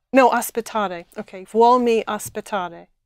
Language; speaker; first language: Italian; non-native, learner; English